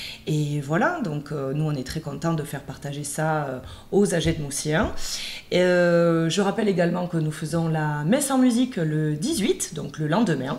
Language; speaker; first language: French; native; French